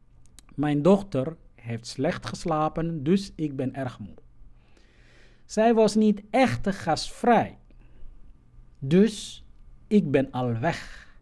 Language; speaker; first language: Dutch; non-native, fluent; Somali